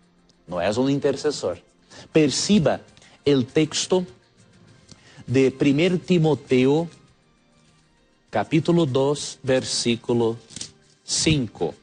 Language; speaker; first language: Spanish; non-native, fluent; Portuguese